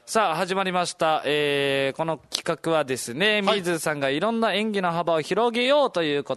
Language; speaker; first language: Japanese; native; Japanese